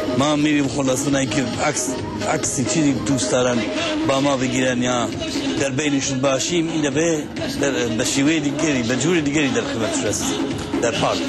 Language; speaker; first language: Persian; non-native, local second language; Central Kurdish